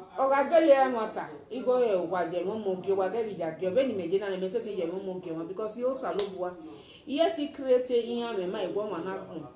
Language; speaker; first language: Nigerian Pidgin; native; Nigerian Pidgin